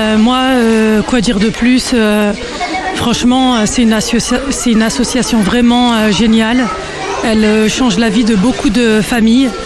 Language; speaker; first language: French; native; French